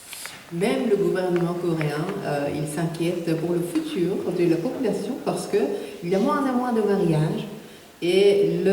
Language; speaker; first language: French; non-native, fluent; Korean